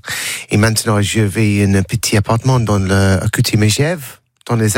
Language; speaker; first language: French; non-native, learner; English